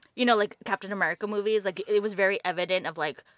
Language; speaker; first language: English; native; English